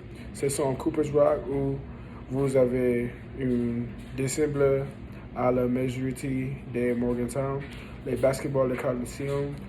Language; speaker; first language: French; non-native, learner; English